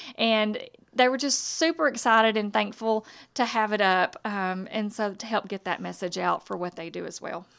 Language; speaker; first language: English; native; English